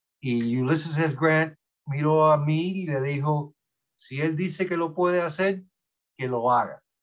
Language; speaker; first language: Spanish; early bilingual, heritage; Spanish